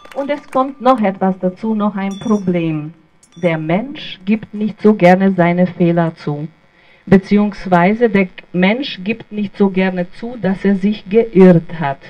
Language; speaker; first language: German; non-native, fluent; Bosnian